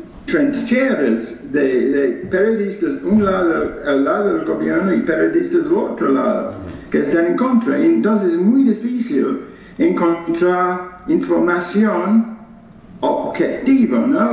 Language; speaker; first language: Spanish; non-native, fluent; English